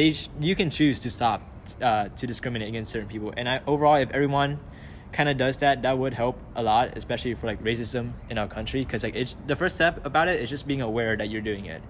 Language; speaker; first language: English; early bilingual, other home language; Vietnamese